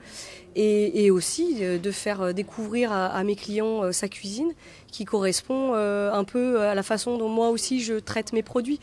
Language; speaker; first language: French; native; French